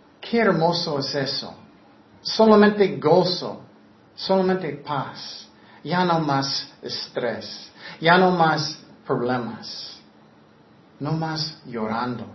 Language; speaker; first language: Spanish; non-native, fluent; English